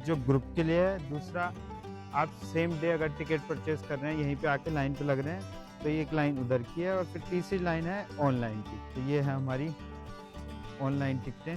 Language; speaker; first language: Hindi; native; Hindi